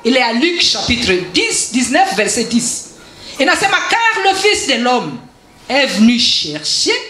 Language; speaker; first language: French; non-native, local second language; Swahili